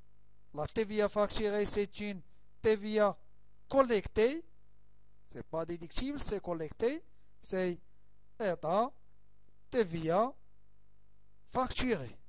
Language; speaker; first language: French; non-native, local second language; Arabic